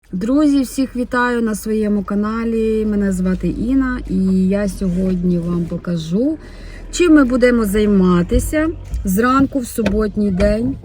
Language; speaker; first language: Ukrainian; non-native, local second language; Russian